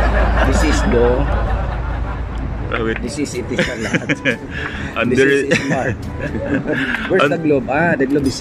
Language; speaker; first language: English; non-native, local second language; Filipino